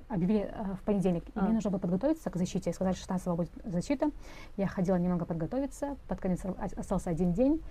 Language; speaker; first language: Russian; non-native, local second language; Kazakh